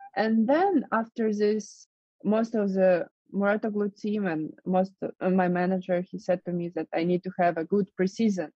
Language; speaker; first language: English; non-native, fluent; Russian